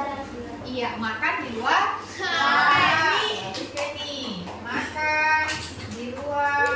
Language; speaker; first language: Indonesian; native; Indonesian